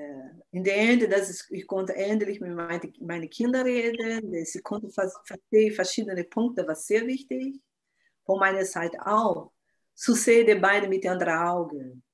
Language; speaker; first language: German; non-native, learner; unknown